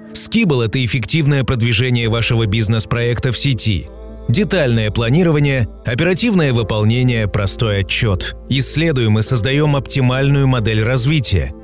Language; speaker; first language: Russian; native; Russian